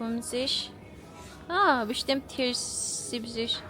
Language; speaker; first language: German; non-native, learner; Filipino